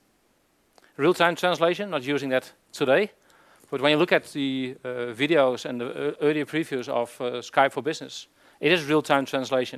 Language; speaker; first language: English; non-native, fluent; Dutch